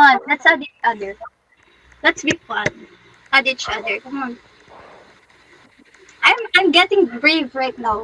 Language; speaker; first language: English; non-native, local second language; Filipino